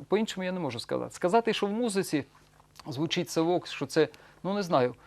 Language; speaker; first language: Ukrainian; non-native, local second language; Russian